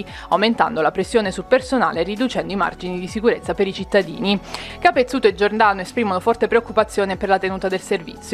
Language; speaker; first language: Italian; native; Italian